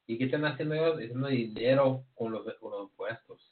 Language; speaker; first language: Spanish; early bilingual, heritage; Spanish